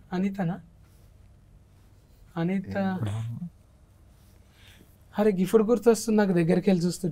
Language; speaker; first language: Telugu; native; Telugu